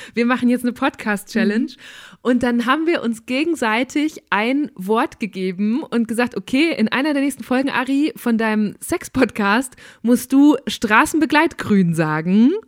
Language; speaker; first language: German; native; German